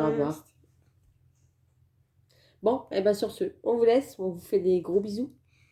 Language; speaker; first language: French; native; French